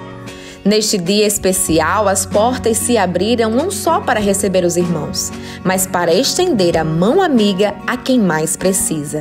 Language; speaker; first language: Portuguese; native; Portuguese